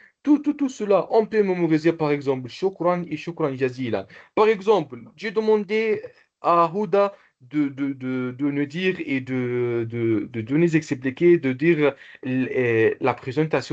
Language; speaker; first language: French; non-native, local second language; Comorian